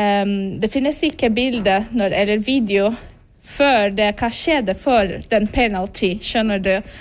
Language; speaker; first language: Norwegian; non-native, fluent; Portuguese